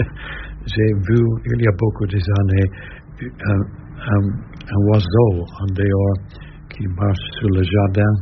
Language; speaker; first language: French; non-native, learner; English